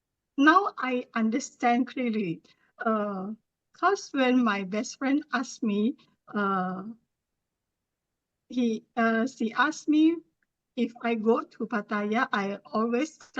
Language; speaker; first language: English; non-native, learner; Thai